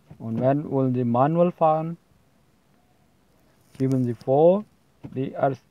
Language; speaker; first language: German; non-native, learner; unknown